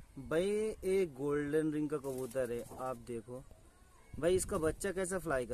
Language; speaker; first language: Hindi; non-native, local second language; Bangla